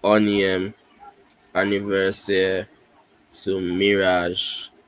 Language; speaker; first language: French; non-native, learner; English